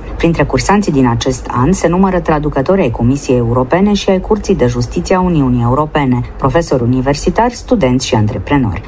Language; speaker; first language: Romanian; native; Romanian